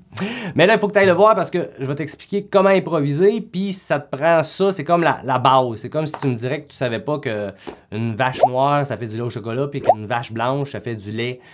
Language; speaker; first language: French; native; French